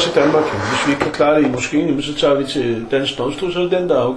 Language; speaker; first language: Danish; native; Danish